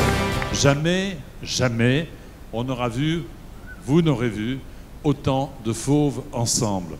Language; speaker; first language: French; native; French